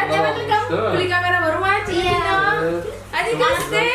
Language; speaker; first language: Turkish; non-native, learner; Indonesian